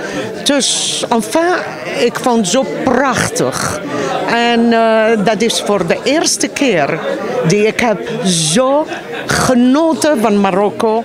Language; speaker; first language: Dutch; non-native, fluent; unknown